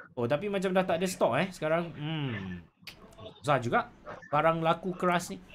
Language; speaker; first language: Malay; native; Malay